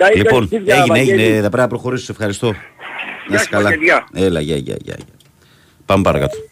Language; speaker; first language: Greek; native; Greek